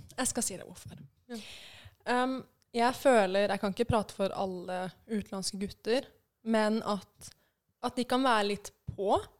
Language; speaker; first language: Norwegian; early bilingual, other home language; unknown